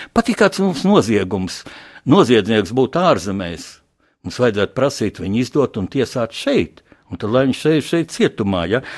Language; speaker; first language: Latvian; native; Latvian